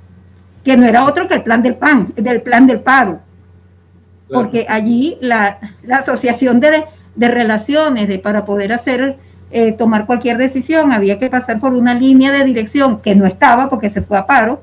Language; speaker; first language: Spanish; native; Spanish